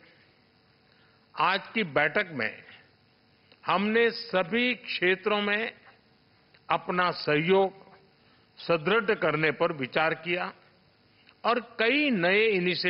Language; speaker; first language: Hindi; native; Hindi